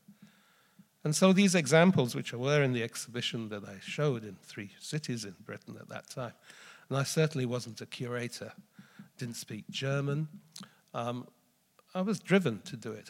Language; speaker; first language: English; native; English